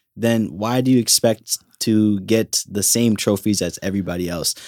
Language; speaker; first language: English; native; English